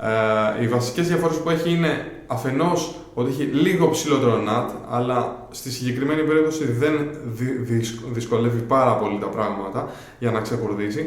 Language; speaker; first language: Greek; native; Greek